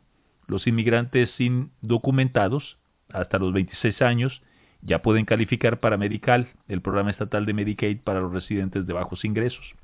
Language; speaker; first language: Spanish; native; Spanish